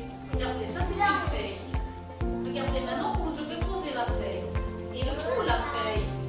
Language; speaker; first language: French; non-native, local second language; Arabic